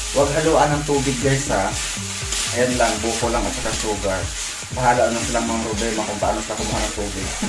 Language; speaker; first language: Filipino; non-native, local second language; Cebuano